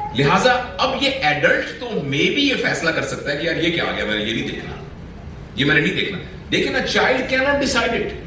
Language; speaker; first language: Urdu; non-native, local second language; Punjabi